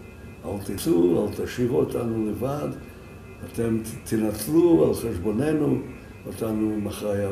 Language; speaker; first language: Hebrew; non-native, fluent; Yiddish